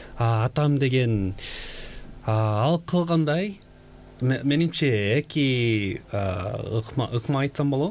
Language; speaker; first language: Kyrgyz; non-native, fluent; Korean